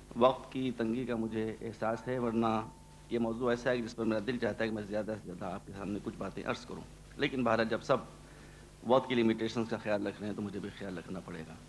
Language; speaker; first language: Urdu; native; Urdu